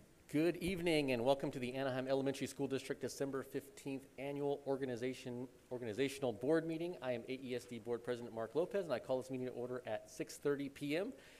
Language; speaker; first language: English; native; English